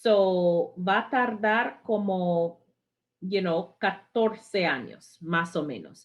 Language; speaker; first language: Spanish; non-native, fluent; English